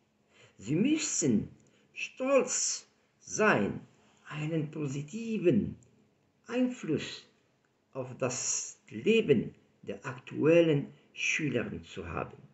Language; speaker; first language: German; non-native, fluent; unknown